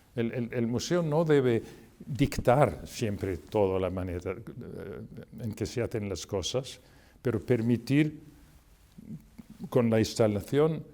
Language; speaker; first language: Spanish; non-native, fluent; French